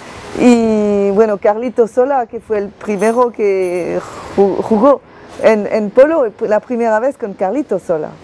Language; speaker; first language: Spanish; non-native, fluent; French